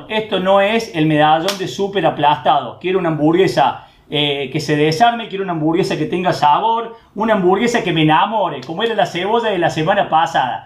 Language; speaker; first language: Spanish; native; Spanish